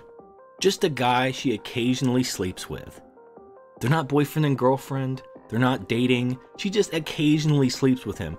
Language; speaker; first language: English; native; English